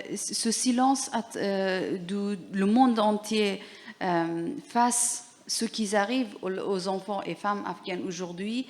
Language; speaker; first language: French; non-native, learner; Persian